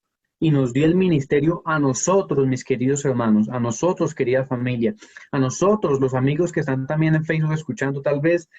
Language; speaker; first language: Spanish; native; Spanish